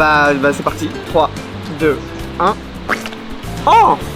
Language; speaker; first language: French; native; French